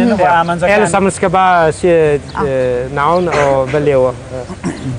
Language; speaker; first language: Danish; non-native, fluent; Central Kurdish